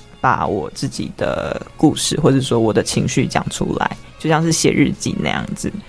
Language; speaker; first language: Chinese; native; Chinese